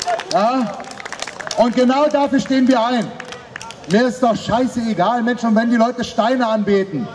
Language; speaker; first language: German; early bilingual, other home language; Arabic